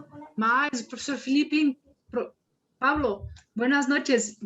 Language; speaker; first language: Spanish; non-native, learner; Portuguese